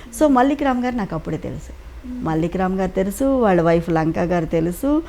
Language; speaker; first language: Telugu; native; Telugu